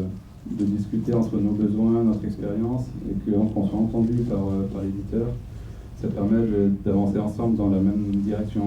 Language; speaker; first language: French; native; French